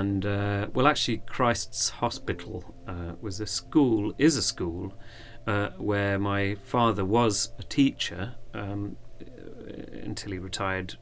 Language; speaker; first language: English; native; English